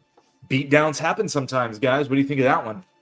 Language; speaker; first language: English; native; English